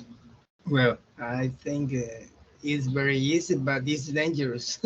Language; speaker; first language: English; non-native, learner; Spanish